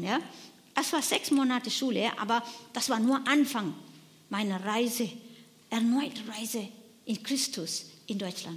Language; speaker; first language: German; non-native, learner; Nepali